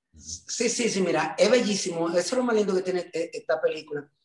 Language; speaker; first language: Spanish; native; Spanish